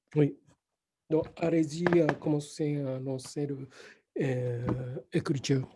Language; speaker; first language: French; non-native, fluent; Japanese